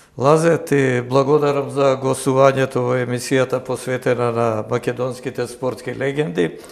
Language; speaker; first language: Macedonian; native; Macedonian